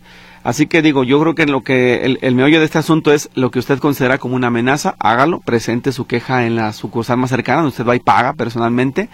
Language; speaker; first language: Spanish; native; Spanish